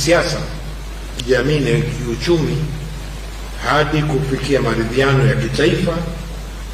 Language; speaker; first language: Swahili; native; Swahili